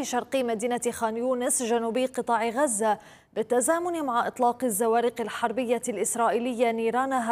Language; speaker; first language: Arabic; native; Arabic